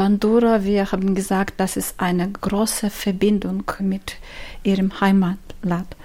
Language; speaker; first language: German; non-native, learner; Ukrainian